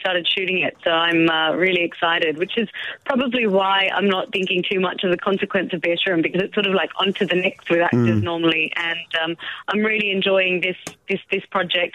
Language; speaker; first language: English; native; English